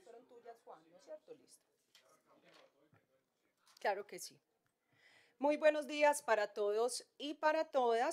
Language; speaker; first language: Spanish; native; Spanish